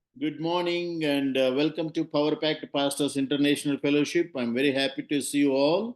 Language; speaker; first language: English; non-native, local second language; Telugu